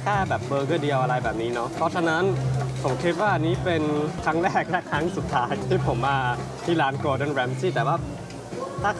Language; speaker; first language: Thai; non-native, fluent; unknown